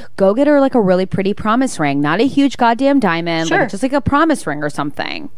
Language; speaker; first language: English; native; English